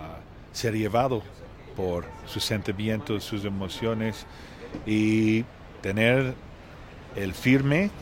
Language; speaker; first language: Spanish; non-native, learner; Portuguese